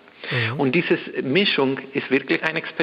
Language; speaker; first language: German; non-native, learner; Spanish